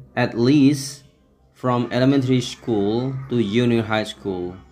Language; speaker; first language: English; non-native, fluent; Indonesian